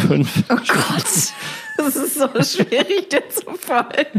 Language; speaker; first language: German; native; German